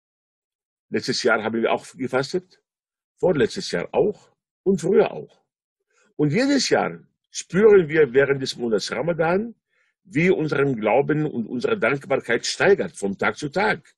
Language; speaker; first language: German; non-native, fluent; Arabic